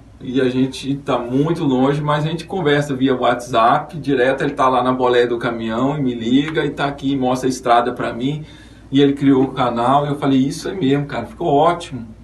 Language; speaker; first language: Portuguese; native; Portuguese